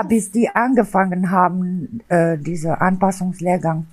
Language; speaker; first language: German; non-native, local second language; Albanian